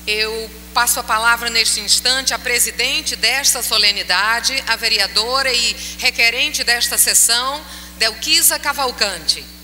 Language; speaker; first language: Portuguese; native; Portuguese